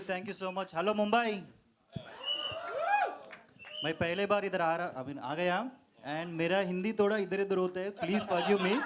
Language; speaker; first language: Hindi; non-native, local second language; Telugu